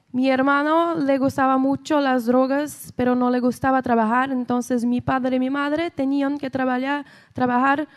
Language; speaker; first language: Spanish; non-native, learner; Portuguese